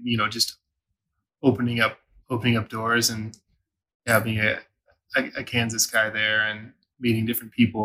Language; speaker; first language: English; native; English